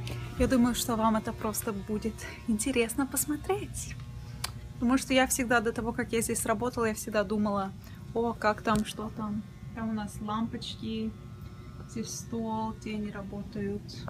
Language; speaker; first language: Russian; early bilingual, heritage; Russian